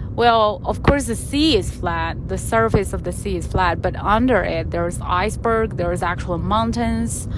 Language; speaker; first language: English; non-native, fluent; Chinese